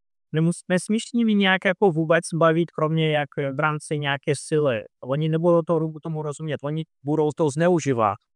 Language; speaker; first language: Czech; non-native, fluent; Russian